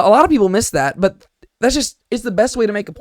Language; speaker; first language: English; native; English